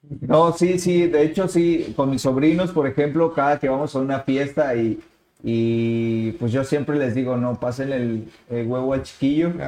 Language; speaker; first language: Spanish; native; Spanish